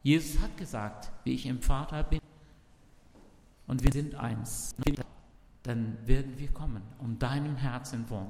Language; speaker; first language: German; non-native, learner; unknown